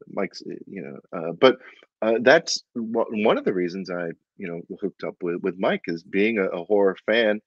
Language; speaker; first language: English; native; English